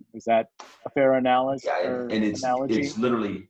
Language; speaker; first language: English; native; English